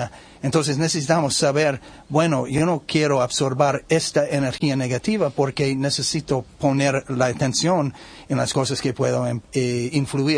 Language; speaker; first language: Spanish; non-native, learner; English